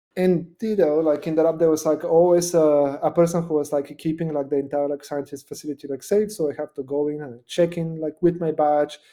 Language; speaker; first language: English; non-native, fluent; Bulgarian